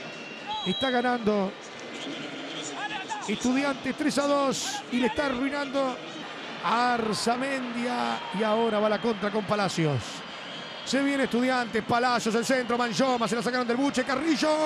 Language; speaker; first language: Spanish; native; Spanish